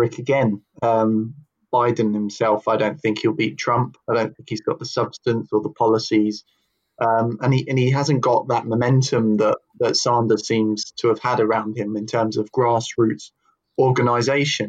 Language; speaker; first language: English; native; English